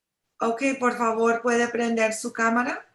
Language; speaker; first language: Spanish; non-native, learner; English